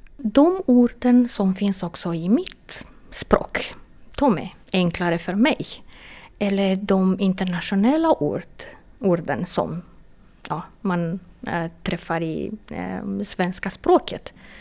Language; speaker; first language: Swedish; non-native, fluent; Romanian